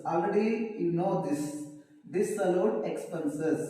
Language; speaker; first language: English; non-native, local second language; Kannada